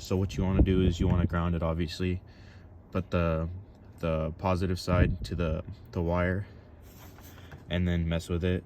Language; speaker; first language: English; native; English